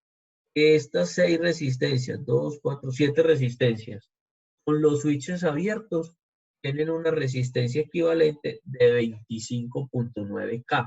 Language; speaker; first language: Spanish; native; Spanish